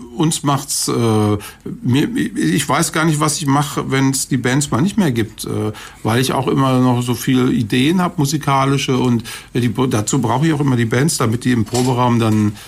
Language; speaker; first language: German; native; German